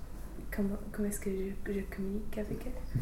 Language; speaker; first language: French; non-native, learner; English